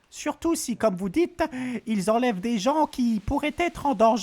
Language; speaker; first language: French; native; French